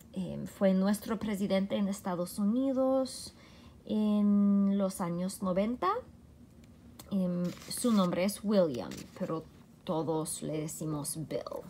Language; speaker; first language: Spanish; non-native, fluent; English